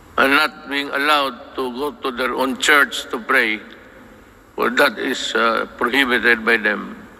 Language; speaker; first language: English; non-native, local second language; Cebuano